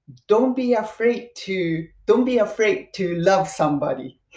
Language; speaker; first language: English; non-native, fluent; Japanese